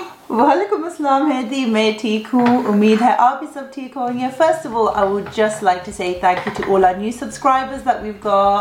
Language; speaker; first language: English; early bilingual, other home language; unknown